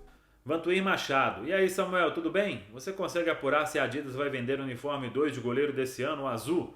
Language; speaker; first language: Portuguese; native; Portuguese